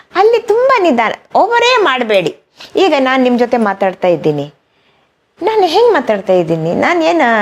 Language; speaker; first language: Kannada; non-native, local second language; Malayalam